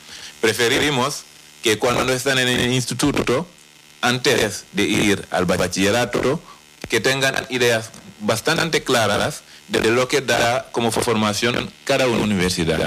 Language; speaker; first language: Spanish; non-native, fluent; Wolof